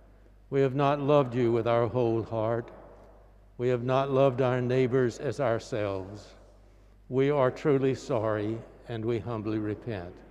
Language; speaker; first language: English; native; English